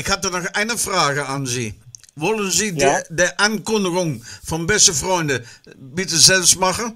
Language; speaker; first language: German; non-native, learner; Dutch